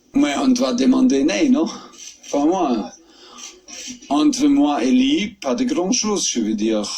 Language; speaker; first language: French; non-native, fluent; German